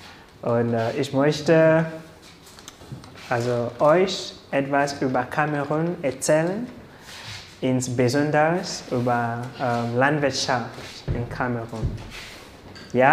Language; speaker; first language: German; non-native, learner; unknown